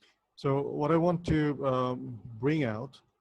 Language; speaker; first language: English; non-native, local second language; Bangla